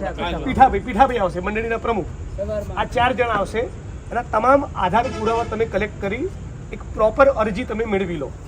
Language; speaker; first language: Gujarati; native; Gujarati